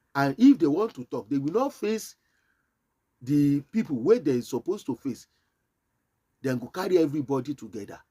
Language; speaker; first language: English; non-native, local second language; Yoruba